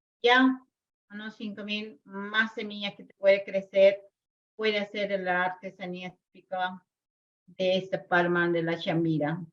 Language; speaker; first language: Spanish; non-native, local second language; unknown